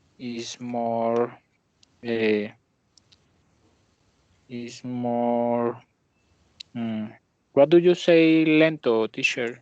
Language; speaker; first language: English; non-native, learner; Spanish